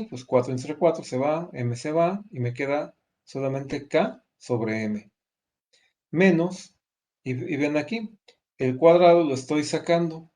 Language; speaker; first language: Spanish; native; Spanish